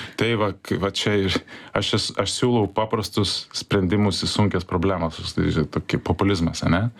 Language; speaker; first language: Lithuanian; early bilingual, heritage; Lithuanian